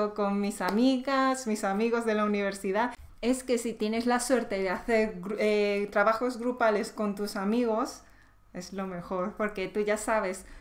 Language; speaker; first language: Spanish; native; Spanish